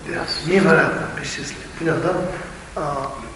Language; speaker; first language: Russian; non-native, learner; Tibetan